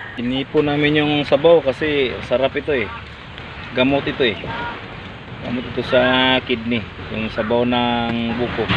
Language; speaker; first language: Filipino; native; Filipino